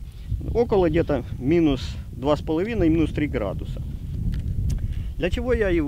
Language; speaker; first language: Russian; native; Russian